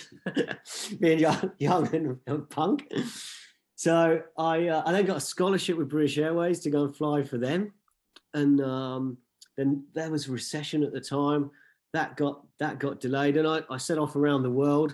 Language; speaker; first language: English; native; English